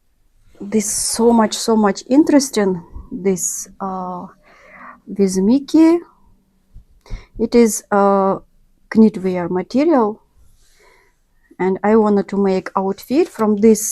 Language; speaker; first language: English; non-native, learner; Russian